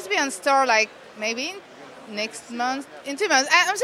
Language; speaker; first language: English; non-native, fluent; French